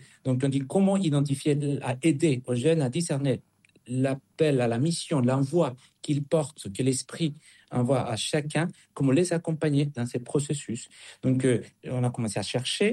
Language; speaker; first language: French; non-native, fluent; Spanish